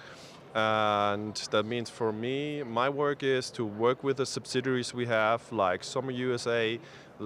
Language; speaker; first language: English; non-native, fluent; German